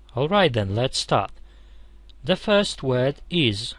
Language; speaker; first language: English; non-native, fluent; Polish